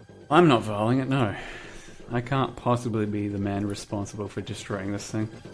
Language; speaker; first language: English; early bilingual, other home language; Russian